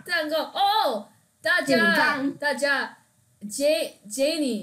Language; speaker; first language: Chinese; early bilingual, heritage; Chinese